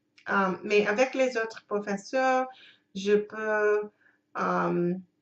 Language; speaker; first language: French; non-native, learner; English